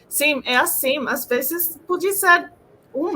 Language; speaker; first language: Portuguese; non-native, fluent; Spanish